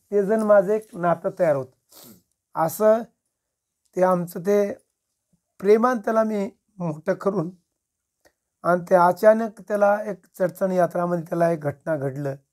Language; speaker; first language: Marathi; non-native, local second language; Lambadi